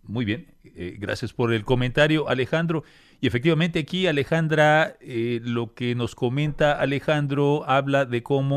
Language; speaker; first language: Spanish; native; Spanish